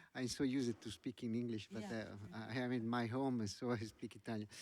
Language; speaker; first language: English; non-native, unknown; Italian